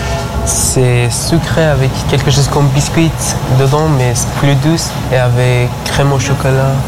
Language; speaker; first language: French; non-native, learner; Persian